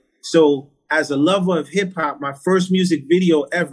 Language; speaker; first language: English; early bilingual, other home language; Haitian Creole